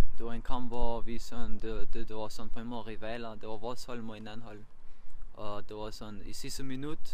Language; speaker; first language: Danish; non-native, fluent; Albanian